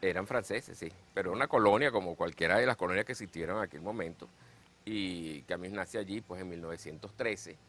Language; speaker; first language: Spanish; native; Spanish